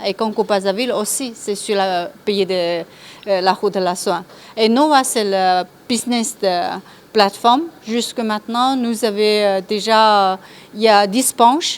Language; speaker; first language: French; non-native, learner; Chinese